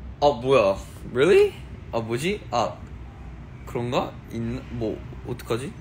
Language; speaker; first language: Korean; early bilingual, heritage; Korean